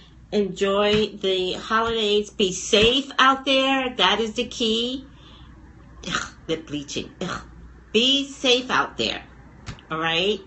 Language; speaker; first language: English; native; English